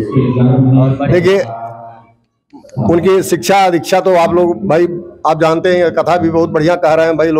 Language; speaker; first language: Hindi; native; Hindi